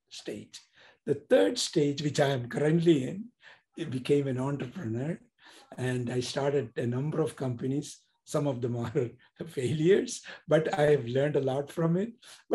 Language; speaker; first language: English; non-native, local second language; Tamil